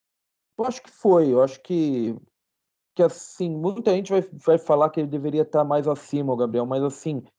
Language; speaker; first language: Portuguese; native; Portuguese